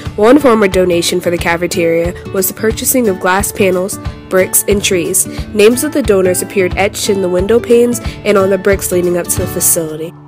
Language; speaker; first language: English; native; English